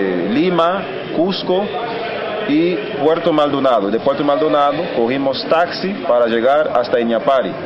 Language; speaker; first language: Spanish; non-native, fluent; Haitian Creole